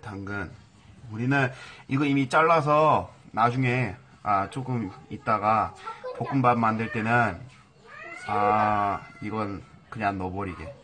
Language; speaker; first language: Korean; non-native, fluent; English